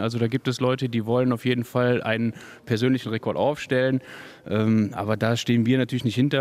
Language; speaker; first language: German; native; German